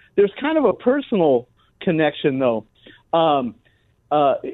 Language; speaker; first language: English; native; English